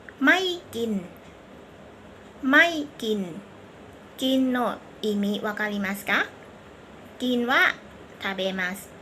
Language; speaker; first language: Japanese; non-native, fluent; Thai